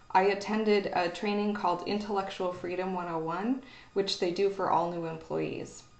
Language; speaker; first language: English; native; English